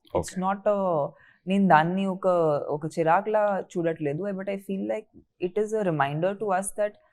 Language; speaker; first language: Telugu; non-native, fluent; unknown